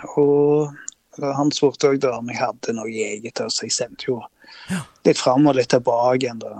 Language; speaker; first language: Norwegian; native; Norwegian